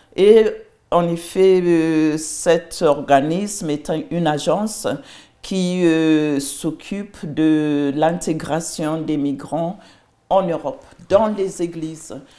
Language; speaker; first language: French; non-native, fluent; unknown